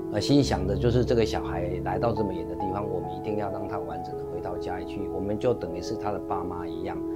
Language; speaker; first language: Chinese; native; Chinese